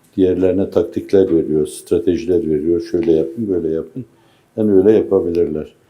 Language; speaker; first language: Turkish; native; Turkish